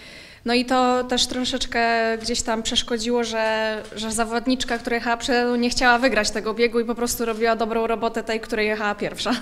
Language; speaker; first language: Polish; native; Polish